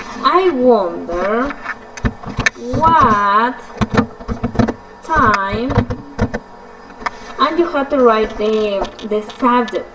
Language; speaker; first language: English; non-native, fluent; Spanish